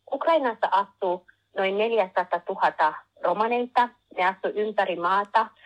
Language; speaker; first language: Finnish; non-native, learner; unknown